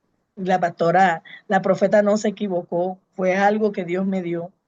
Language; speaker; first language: Spanish; native; Spanish